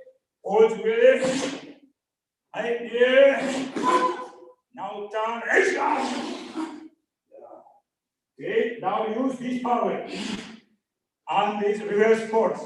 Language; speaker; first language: English; non-native, learner; Spanish